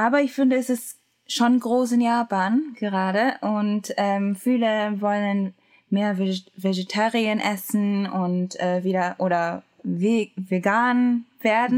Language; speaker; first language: German; non-native, learner; Japanese